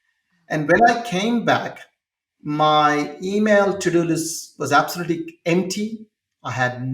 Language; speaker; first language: English; non-native, local second language; Telugu